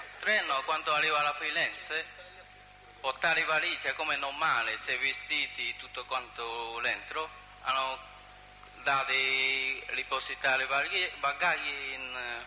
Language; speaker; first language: Italian; non-native, learner; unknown